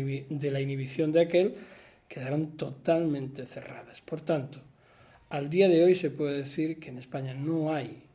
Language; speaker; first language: Spanish; native; Spanish